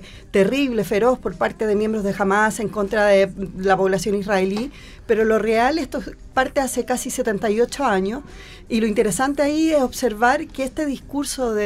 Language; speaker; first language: Spanish; native; Spanish